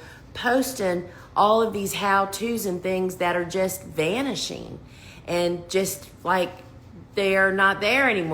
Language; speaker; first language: English; native; English